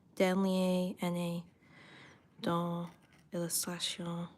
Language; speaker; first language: French; non-native, learner; English